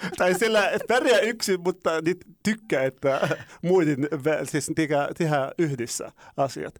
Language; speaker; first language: Finnish; non-native, fluent; Arabic